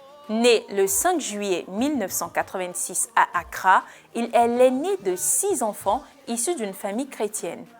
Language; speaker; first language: French; native; French